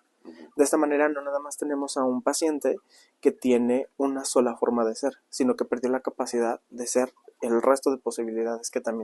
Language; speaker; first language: Spanish; native; Spanish